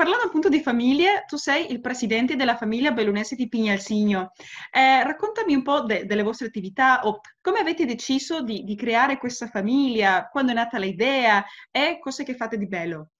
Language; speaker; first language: Italian; non-native, fluent; Spanish